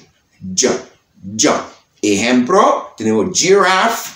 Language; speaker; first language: Spanish; non-native, learner; Haitian Creole